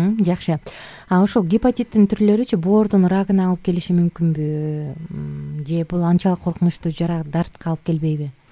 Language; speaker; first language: Kyrgyz; native; Kyrgyz